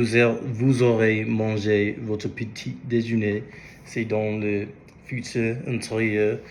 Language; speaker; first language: French; non-native, learner; English